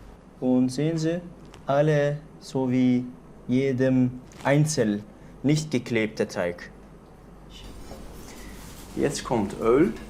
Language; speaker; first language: German; non-native, learner; Turkish